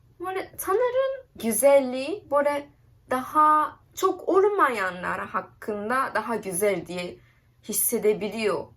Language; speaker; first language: Turkish; non-native, learner; Japanese